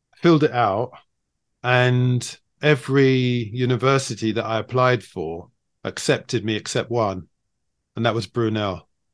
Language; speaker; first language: English; native; English